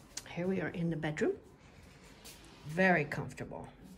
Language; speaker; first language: English; native; English